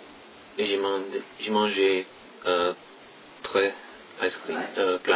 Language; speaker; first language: French; non-native, learner; English